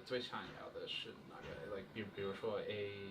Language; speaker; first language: Chinese; non-native, learner; English